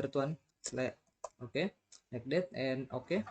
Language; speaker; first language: English; non-native, learner; Indonesian